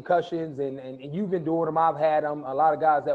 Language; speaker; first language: English; native; English